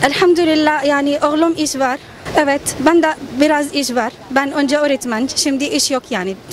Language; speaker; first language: Turkish; non-native, learner; Arabic